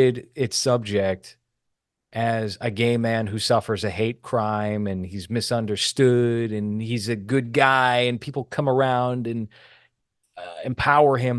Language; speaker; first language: English; native; English